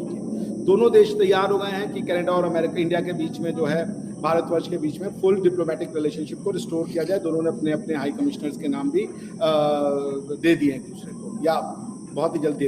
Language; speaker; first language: Hindi; native; Hindi